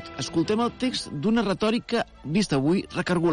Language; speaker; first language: Catalan; native; Catalan